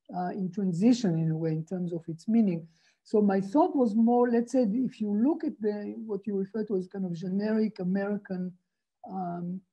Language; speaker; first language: English; non-native, fluent; Hebrew